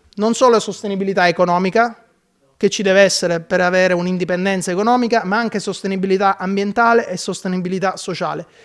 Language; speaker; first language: Italian; native; Italian